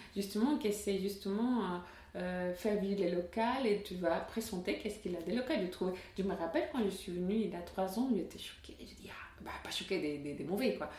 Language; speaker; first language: French; non-native, learner; Spanish